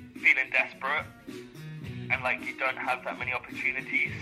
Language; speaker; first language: English; native; English